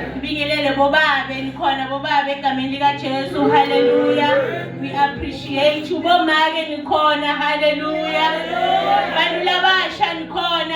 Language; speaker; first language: Zulu; non-native, local second language; Swati